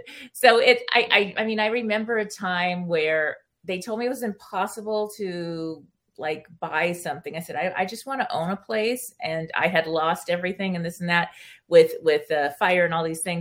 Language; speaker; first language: English; early bilingual, other home language; Spanish